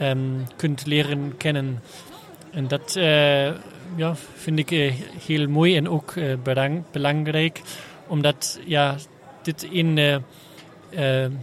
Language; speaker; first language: Dutch; non-native, learner; German